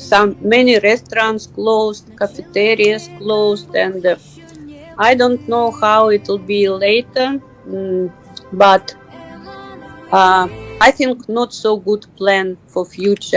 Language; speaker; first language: English; non-native, learner; Russian